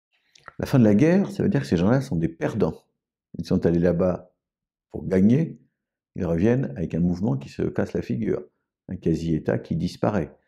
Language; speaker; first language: French; native; French